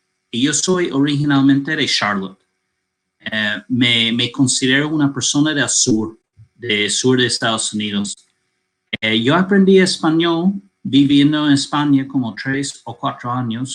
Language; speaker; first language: Spanish; non-native, fluent; English